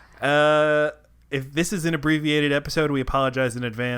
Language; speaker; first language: English; native; English